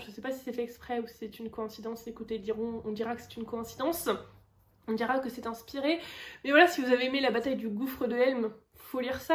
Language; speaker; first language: French; native; French